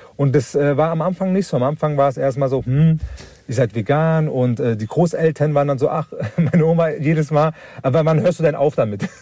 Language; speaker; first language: German; early bilingual, other home language; Turkish